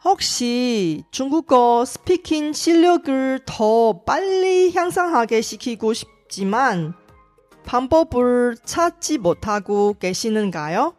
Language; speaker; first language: Korean; non-native, fluent; Chinese